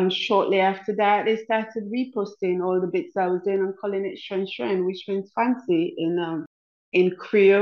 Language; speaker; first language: English; non-native, local second language; Krio